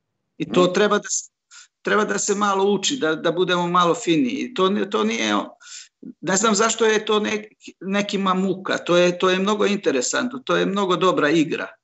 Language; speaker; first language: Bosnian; non-native, local second language; Hungarian